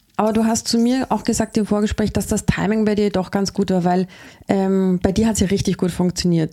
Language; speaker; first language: German; native; German